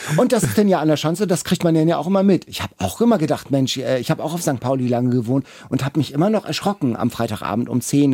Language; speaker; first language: German; native; German